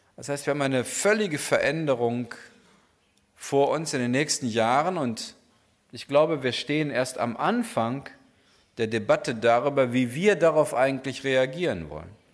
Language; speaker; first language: German; native; German